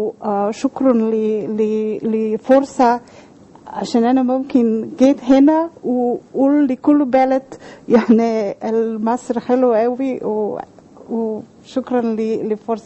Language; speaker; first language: Arabic; non-native, learner; Slovenian